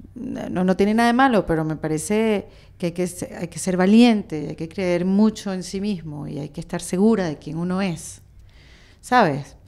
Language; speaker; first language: Spanish; native; Spanish